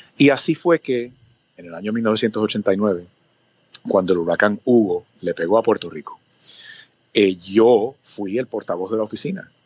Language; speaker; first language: Spanish; early bilingual, other home language; English